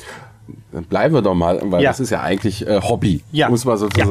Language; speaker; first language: German; native; German